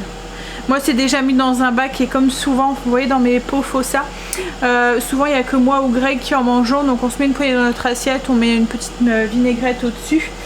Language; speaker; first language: French; native; French